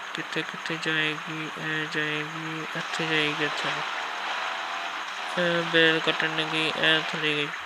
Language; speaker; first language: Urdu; non-native, local second language; Punjabi